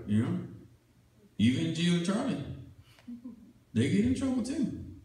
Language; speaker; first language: English; early bilingual, other home language; Spanish